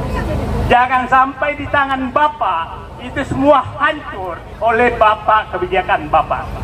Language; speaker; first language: Indonesian; native; Indonesian